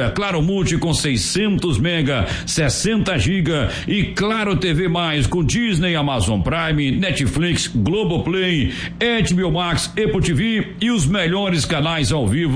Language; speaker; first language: Portuguese; native; Portuguese